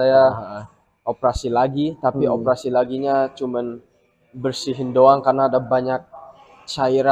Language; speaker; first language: Indonesian; early bilingual, heritage; English